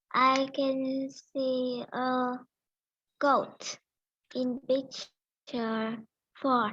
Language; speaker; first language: English; non-native, learner; Vietnamese